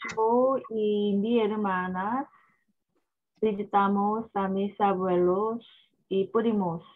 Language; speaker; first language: Spanish; non-native, learner; Korean